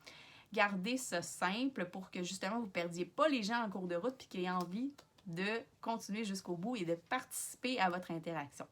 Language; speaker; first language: French; native; French